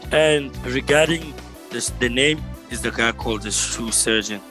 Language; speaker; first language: English; non-native, local second language; Tswana